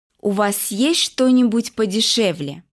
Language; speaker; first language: Russian; non-native, local second language; Uzbek